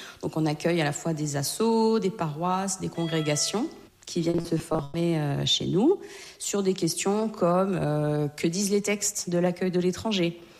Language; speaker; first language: French; native; French